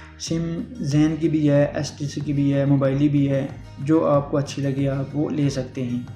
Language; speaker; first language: Urdu; non-native, local second language; Punjabi